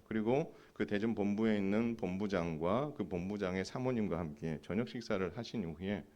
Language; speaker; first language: Korean; native; Korean